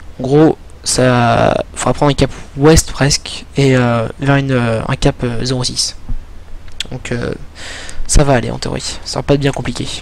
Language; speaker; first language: French; native; French